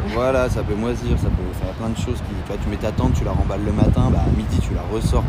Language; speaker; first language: French; native; French